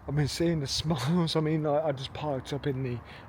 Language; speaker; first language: English; native; English